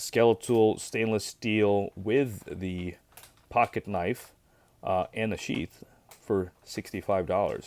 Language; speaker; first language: English; native; English